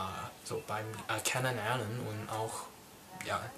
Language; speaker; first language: German; non-native, learner; Cantonese